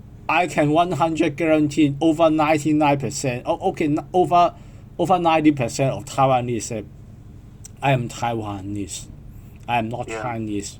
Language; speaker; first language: English; non-native, learner; Cantonese